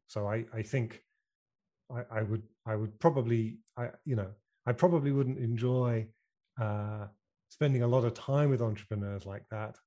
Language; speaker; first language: English; native; English